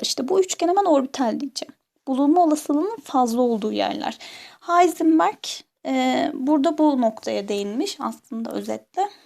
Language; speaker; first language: Turkish; native; Turkish